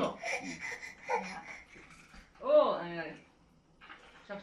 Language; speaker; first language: Japanese; non-native, learner; Arabic